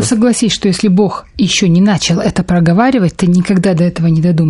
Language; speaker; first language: Russian; native; Russian